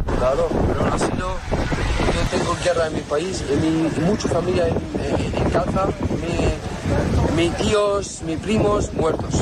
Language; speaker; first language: Spanish; non-native, learner; Arabic